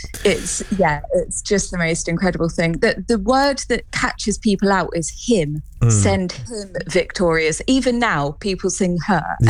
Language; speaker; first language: English; native; English